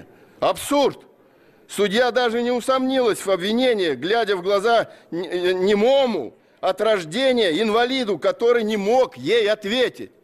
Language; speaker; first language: Russian; native; Russian